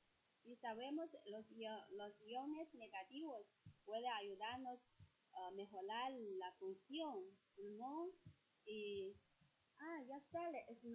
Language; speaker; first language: Spanish; non-native, fluent; Chinese